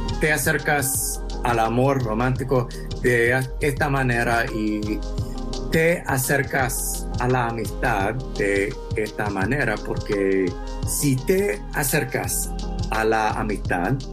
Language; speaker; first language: Spanish; early bilingual, heritage; English